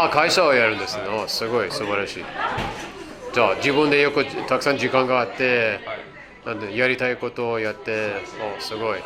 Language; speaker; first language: Japanese; non-native, learner; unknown